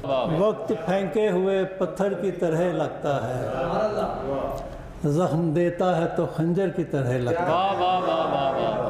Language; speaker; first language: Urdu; non-native, local second language; Punjabi